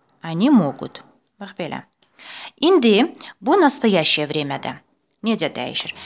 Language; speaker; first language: Russian; non-native, local second language; Azerbaijani